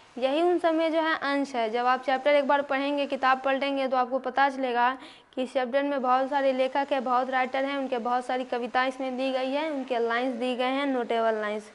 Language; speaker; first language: Hindi; native; Hindi